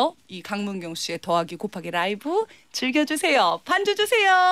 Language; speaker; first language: Korean; native; Korean